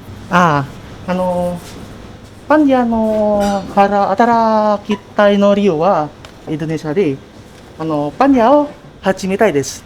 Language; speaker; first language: Japanese; non-native, learner; Indonesian